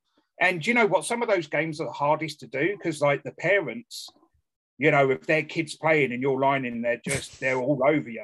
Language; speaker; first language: English; native; English